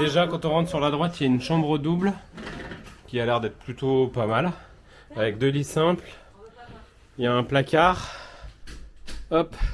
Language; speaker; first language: French; native; French